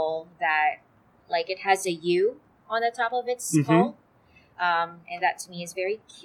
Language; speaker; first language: English; non-native, local second language; Filipino